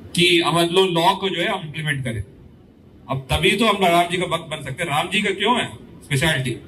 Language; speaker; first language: Hindi; non-native, local second language; Telugu